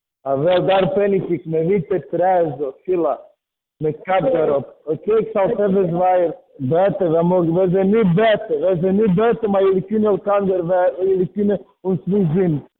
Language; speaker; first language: Dutch; early bilingual, other home language; Serbian